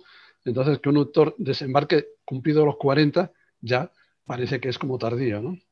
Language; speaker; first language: Spanish; native; Spanish